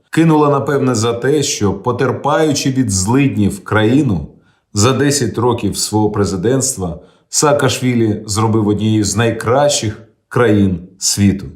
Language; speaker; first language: Ukrainian; native; Ukrainian